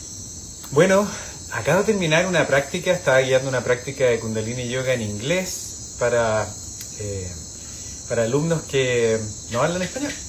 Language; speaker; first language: Spanish; native; Spanish